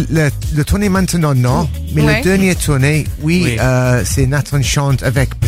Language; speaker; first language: French; non-native, learner; English